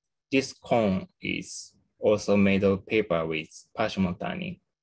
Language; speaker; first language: English; non-native, learner; Japanese